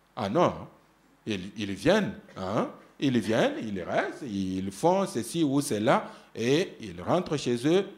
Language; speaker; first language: French; non-native, local second language; Luba-Lulua